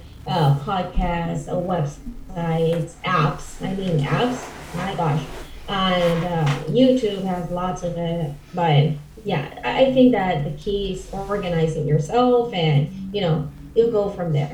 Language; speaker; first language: English; non-native, fluent; Spanish